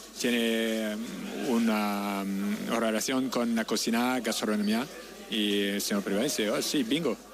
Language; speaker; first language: Spanish; non-native, learner; French